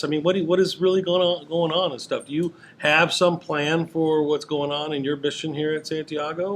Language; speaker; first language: English; native; English